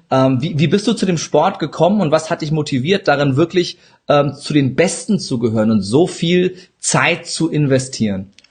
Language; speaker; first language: German; early bilingual, other home language; Turkish